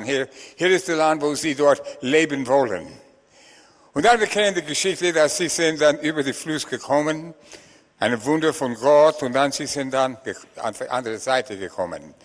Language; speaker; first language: German; non-native, fluent; English